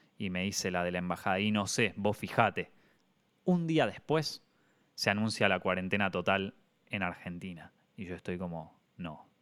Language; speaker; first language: Spanish; native; Spanish